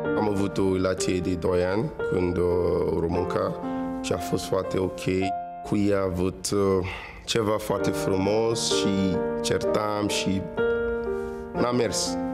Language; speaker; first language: Romanian; non-native, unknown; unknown